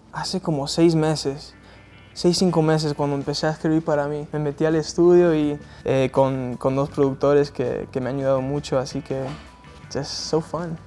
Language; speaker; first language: Spanish; non-native, fluent; English